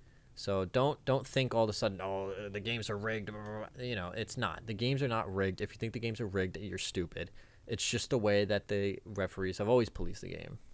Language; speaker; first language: English; native; English